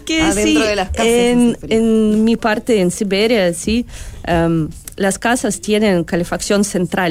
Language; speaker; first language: Spanish; non-native, learner; Russian